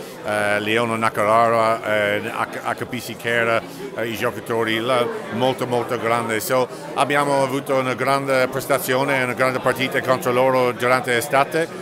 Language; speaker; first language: Italian; non-native, learner; English